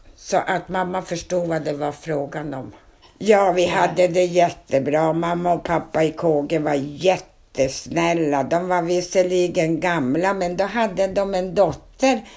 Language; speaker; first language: Swedish; early bilingual, other home language; Finnish